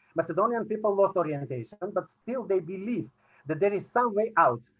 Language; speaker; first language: English; non-native, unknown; Macedonian